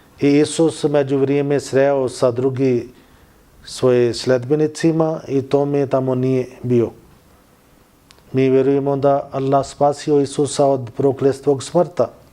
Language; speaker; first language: Bosnian; non-native, learner; Urdu